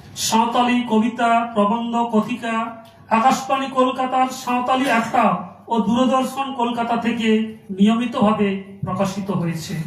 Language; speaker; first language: Bangla; non-native, local second language; Santali